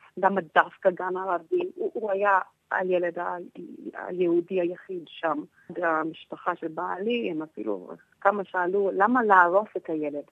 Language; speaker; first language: Hebrew; non-native, fluent; English